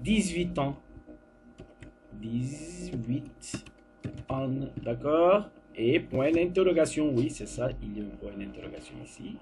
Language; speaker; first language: French; non-native, fluent; Turkish